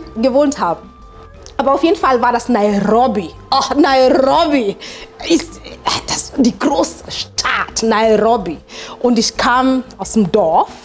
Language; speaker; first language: German; non-native, fluent; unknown